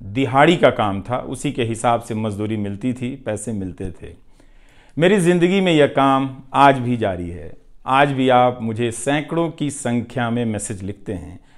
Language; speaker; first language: Hindi; non-native, local second language; Bhojpuri